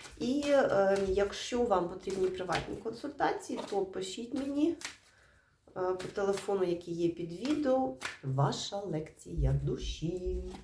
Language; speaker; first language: Ukrainian; native; Ukrainian